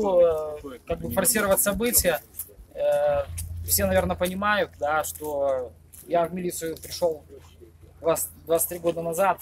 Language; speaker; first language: Russian; native; Russian